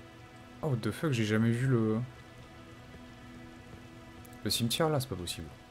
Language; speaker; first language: French; native; French